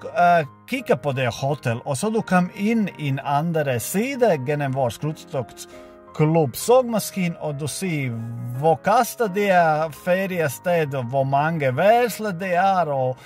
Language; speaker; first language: Norwegian; non-native, learner; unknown